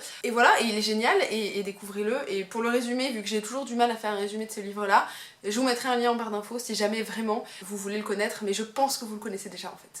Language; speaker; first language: French; native; French